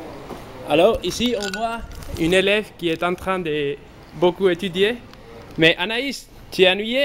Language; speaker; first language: French; non-native, fluent; Spanish